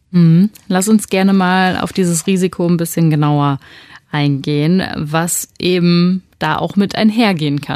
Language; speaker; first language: German; native; German